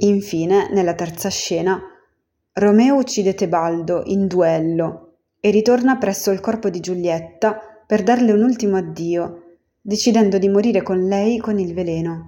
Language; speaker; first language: Italian; native; Italian